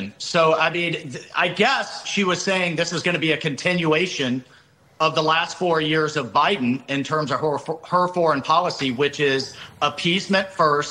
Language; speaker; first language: English; native; English